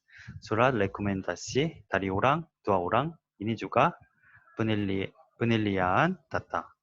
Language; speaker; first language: Indonesian; non-native, learner; Korean